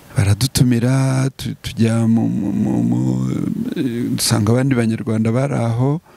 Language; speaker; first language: Kinyarwanda; native; Kinyarwanda